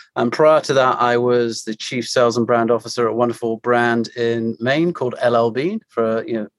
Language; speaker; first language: English; native; English